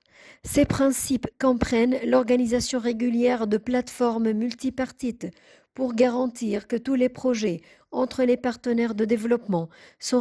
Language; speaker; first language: French; non-native, fluent; Arabic